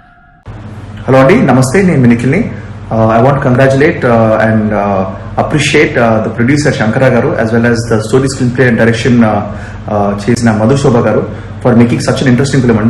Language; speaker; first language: Telugu; native; Telugu